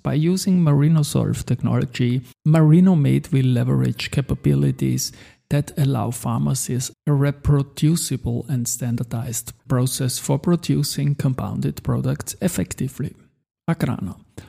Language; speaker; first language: English; non-native, fluent; German